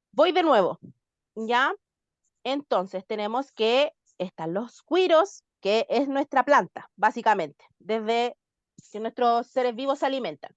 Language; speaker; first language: Spanish; native; Spanish